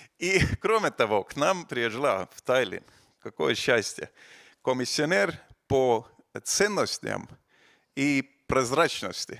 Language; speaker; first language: Russian; non-native, fluent; Estonian